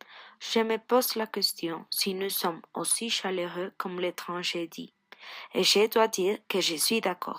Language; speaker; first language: French; non-native, learner; Spanish